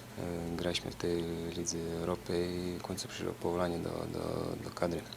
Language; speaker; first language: Polish; non-native, fluent; Serbian